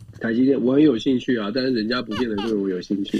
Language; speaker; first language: Chinese; native; Chinese